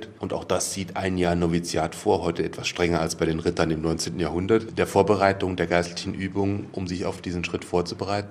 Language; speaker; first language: German; native; German